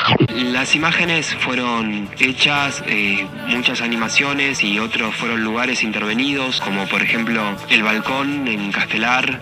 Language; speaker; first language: Spanish; native; Spanish